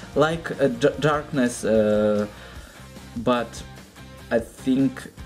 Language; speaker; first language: English; non-native, learner; Russian